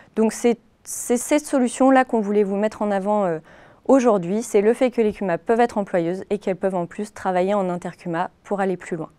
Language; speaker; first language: French; native; French